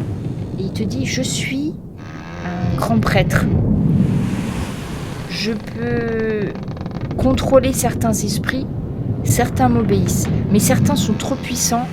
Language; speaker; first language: French; native; French